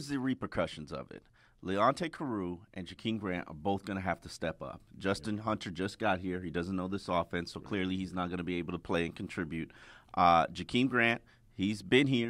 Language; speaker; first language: English; native; English